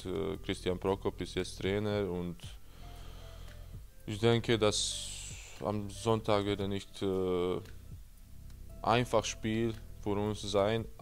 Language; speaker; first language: German; non-native, fluent; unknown